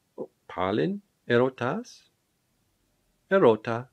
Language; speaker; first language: Greek; non-native, learner; English